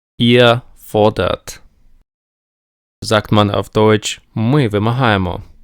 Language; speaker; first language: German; non-native, fluent; Ukrainian